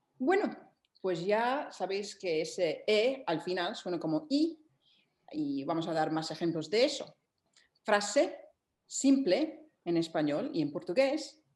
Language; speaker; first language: Spanish; non-native, fluent; English